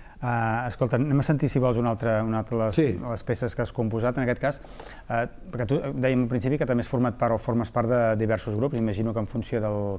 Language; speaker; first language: Catalan; native; Catalan